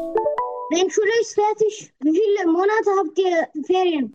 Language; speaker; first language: German; non-native, learner; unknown